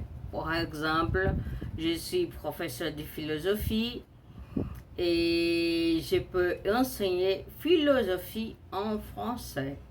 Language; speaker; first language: French; non-native, learner; Portuguese